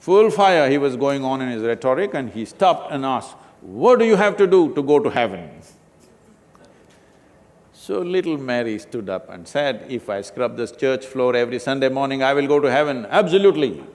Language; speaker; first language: English; non-native, local second language; Kannada